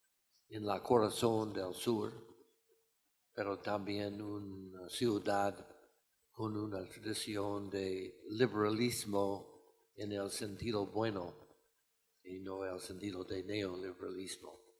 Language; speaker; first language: Spanish; non-native, fluent; English